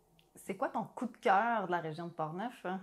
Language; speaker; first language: French; native; French